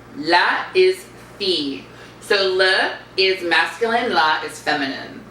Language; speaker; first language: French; non-native, learner; English